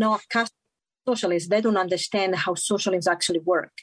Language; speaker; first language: English; non-native, fluent; Italian